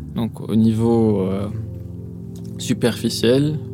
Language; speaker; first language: French; non-native, local second language; Arabic